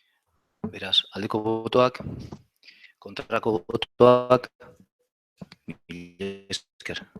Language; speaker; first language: Basque; non-native, local second language; Spanish